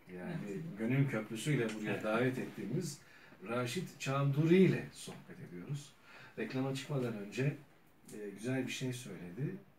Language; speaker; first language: Turkish; native; Turkish